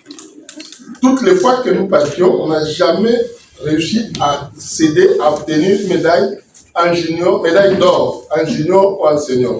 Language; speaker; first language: French; non-native, local second language; Lingala